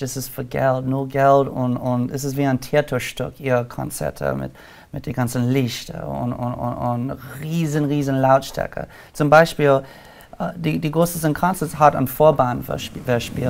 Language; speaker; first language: German; non-native, learner; English